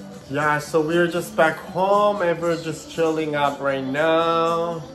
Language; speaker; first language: English; non-native, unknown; Korean